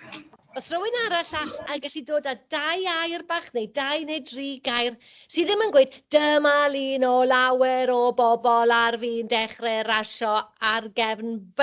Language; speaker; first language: Welsh; native; Welsh